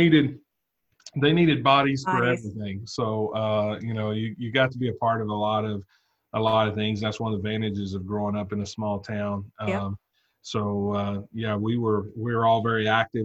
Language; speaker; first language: English; native; English